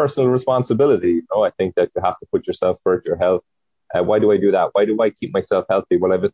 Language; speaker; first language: English; native; English